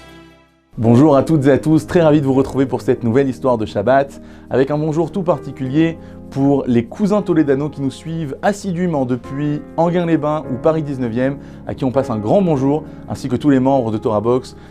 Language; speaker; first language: French; native; French